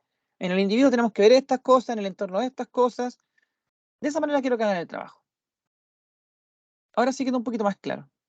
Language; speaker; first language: Spanish; native; Spanish